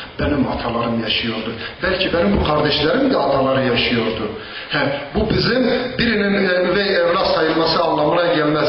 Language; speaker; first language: Turkish; non-native, local second language; Zaza